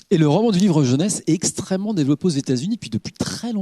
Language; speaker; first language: French; native; French